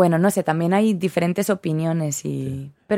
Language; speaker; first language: Spanish; native; Spanish